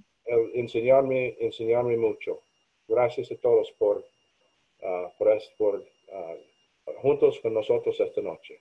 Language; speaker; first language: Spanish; non-native, learner; English